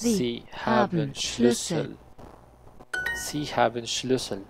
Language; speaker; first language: German; non-native, learner; Spanish